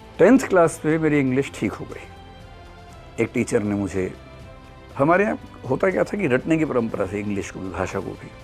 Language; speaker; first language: Hindi; native; Hindi